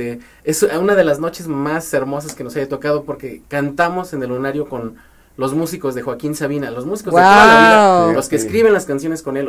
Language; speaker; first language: Spanish; native; Spanish